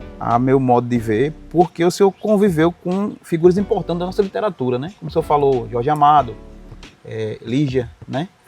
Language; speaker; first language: Portuguese; native; Portuguese